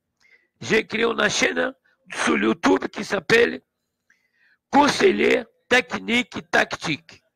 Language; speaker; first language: French; non-native, learner; Portuguese